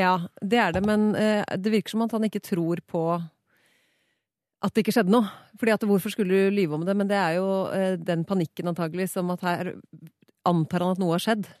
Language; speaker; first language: Norwegian; native; Norwegian